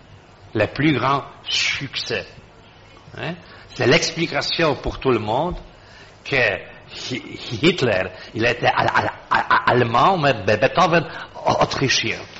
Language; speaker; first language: French; non-native, fluent; Polish